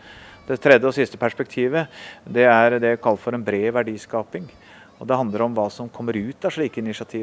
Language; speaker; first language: Norwegian; native; Norwegian